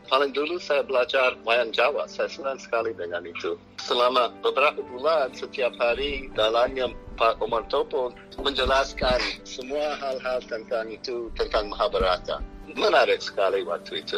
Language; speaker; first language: Indonesian; non-native, fluent; English